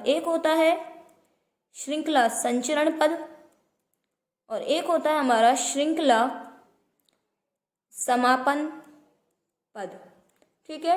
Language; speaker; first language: Hindi; native; Hindi